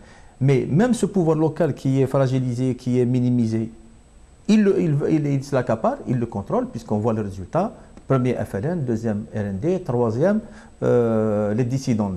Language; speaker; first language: French; non-native, local second language; Kabyle